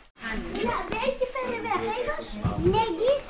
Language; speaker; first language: Dutch; native; Dutch